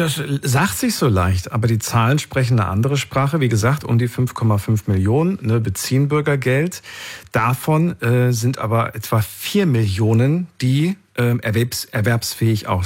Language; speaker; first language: German; native; German